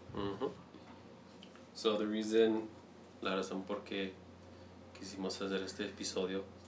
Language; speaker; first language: Spanish; early bilingual, heritage; Spanish